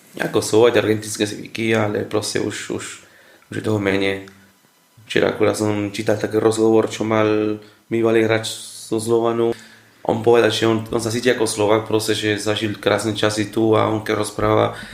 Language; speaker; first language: Slovak; non-native, fluent; Spanish